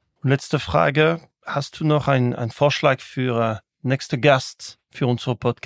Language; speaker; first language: German; non-native, local second language; French